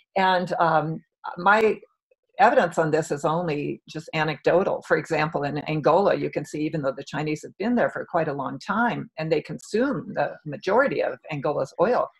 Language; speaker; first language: English; native; English